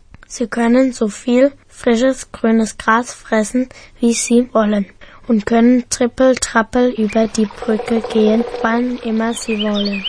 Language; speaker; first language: German; native; German